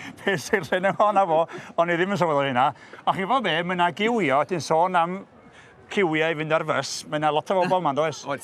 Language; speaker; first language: Welsh; native; Welsh